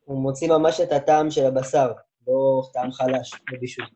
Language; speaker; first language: Hebrew; native; Hebrew